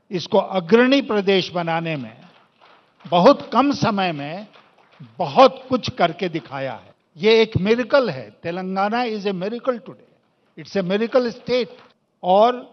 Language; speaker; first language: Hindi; native; Hindi